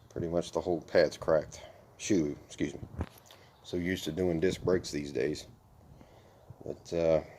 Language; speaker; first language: English; native; English